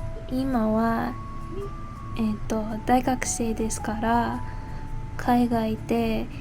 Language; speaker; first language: Japanese; non-native, learner; English